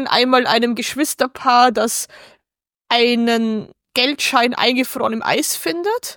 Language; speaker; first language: German; native; German